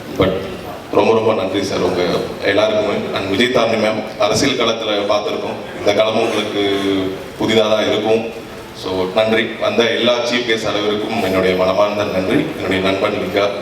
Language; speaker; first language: Tamil; native; Tamil